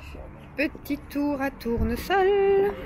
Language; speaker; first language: French; native; French